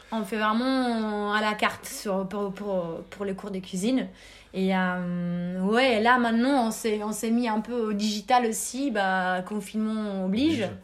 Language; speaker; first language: French; non-native, fluent; Italian